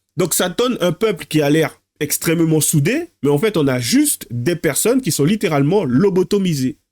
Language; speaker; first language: French; native; French